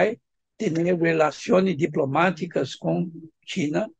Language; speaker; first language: Spanish; non-native, fluent; Portuguese